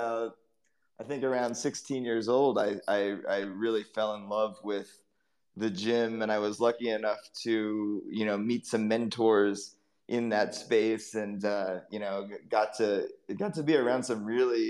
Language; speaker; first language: English; native; English